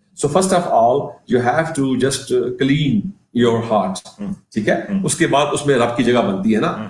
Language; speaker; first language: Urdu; non-native, local second language; Punjabi